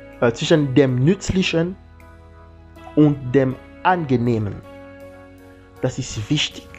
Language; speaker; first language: German; non-native, learner; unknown